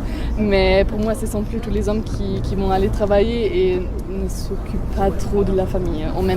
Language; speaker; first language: French; non-native, fluent; German